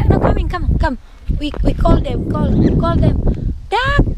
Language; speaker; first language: English; non-native, learner; Indonesian